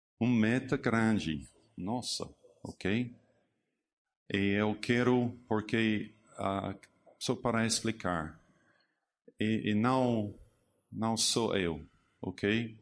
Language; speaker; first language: Portuguese; non-native, learner; English